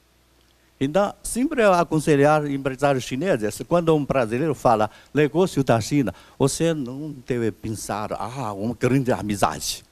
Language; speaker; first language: Portuguese; non-native, fluent; Chinese